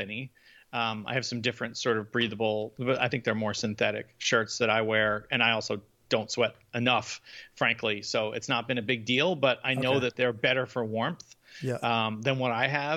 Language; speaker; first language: English; native; English